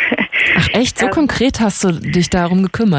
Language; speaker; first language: German; native; German